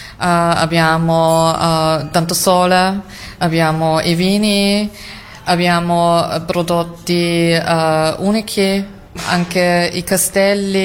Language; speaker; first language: Italian; non-native, fluent; German